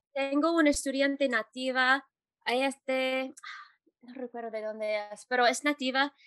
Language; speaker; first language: Spanish; non-native, fluent; English